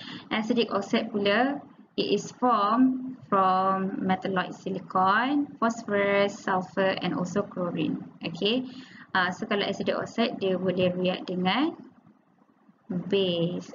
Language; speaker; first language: English; non-native, local second language; Malay